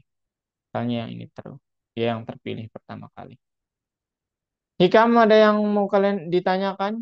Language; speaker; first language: Indonesian; native; Indonesian